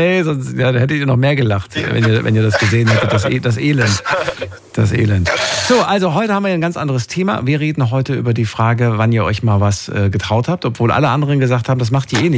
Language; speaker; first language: German; native; German